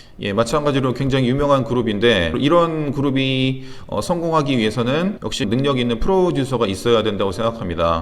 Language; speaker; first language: Korean; native; Korean